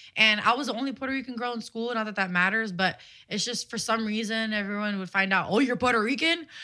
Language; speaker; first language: English; early bilingual, other home language; Spanish